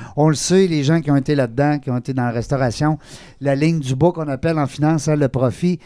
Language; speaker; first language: French; native; French